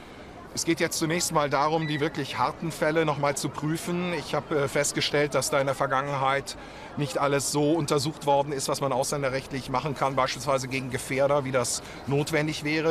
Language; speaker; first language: German; native; German